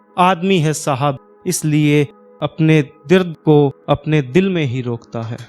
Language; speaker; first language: Hindi; native; Hindi